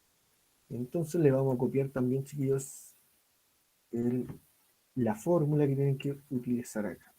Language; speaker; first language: Spanish; native; Spanish